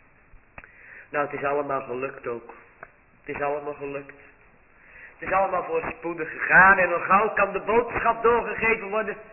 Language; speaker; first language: Dutch; native; Dutch